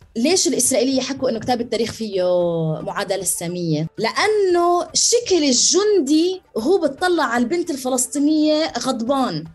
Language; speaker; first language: Arabic; native; Arabic